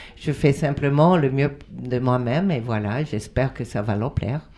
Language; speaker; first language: French; non-native, fluent; Spanish